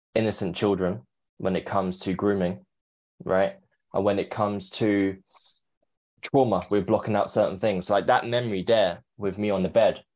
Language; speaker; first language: English; native; English